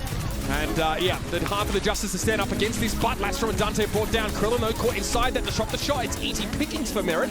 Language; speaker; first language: English; native; English